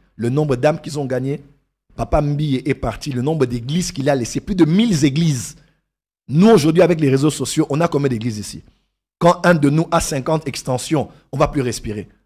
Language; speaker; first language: French; non-native, local second language; Lingala